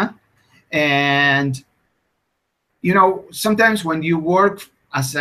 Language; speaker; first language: English; non-native, fluent; Spanish